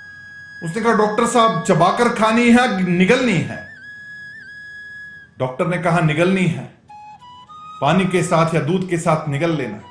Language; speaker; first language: Hindi; native; Hindi